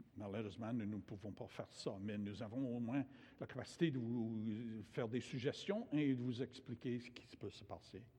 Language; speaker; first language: French; non-native, fluent; English